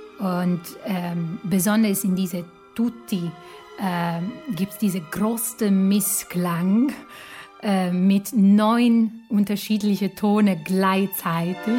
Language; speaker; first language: German; non-native, learner; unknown